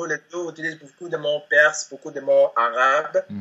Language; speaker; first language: French; non-native, learner; Spanish